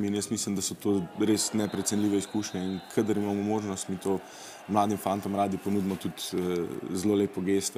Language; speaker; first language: Slovenian; native; Slovenian